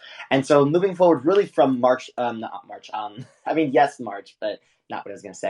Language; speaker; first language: English; native; English